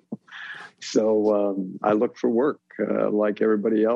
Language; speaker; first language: English; native; English